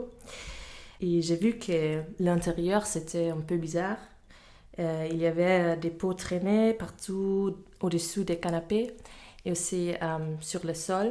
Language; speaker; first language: French; non-native, fluent; German